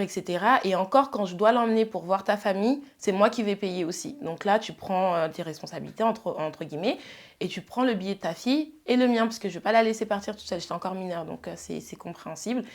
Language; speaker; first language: French; early bilingual, other home language; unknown